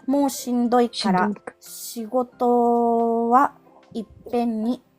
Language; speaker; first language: Japanese; non-native, fluent; Filipino